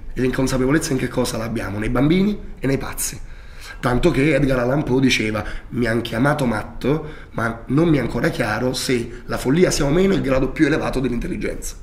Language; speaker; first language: Italian; native; Italian